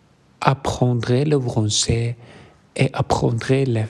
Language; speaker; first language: French; non-native, learner; Arabic